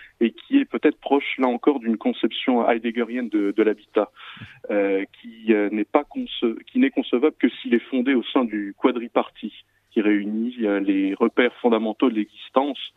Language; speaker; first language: French; native; French